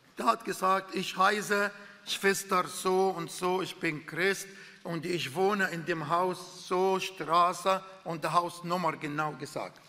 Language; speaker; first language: German; non-native, fluent; Arabic